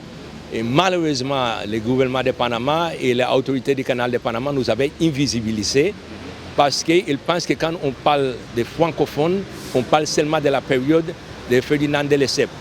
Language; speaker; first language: French; early bilingual, heritage; Spanish